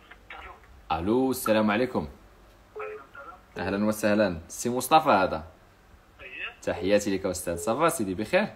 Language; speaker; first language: Arabic; native; Arabic